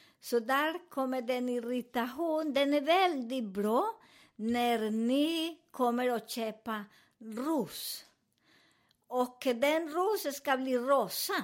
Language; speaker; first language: Swedish; non-native, learner; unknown